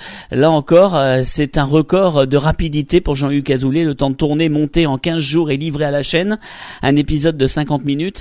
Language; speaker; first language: French; native; French